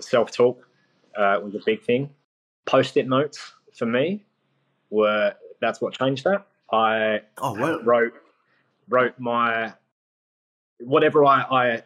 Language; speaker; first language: English; native; English